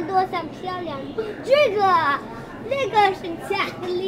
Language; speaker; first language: Chinese; early bilingual, heritage; Chinese